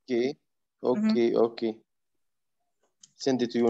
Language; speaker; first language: English; non-native, learner; Arabic